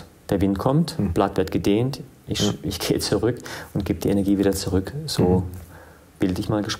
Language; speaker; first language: German; early bilingual, other home language; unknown